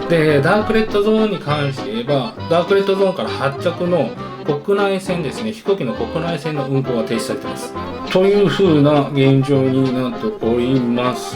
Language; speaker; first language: Japanese; native; Japanese